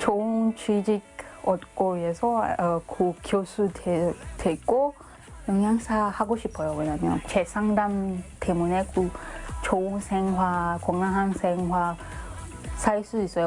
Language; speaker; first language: Korean; non-native, learner; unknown